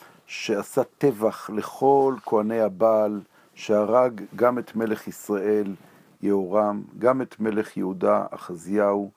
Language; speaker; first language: Hebrew; native; Hebrew